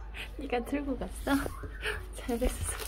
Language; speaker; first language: Korean; native; Korean